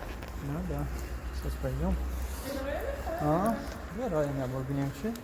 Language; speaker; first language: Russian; non-native, local second language; Tajik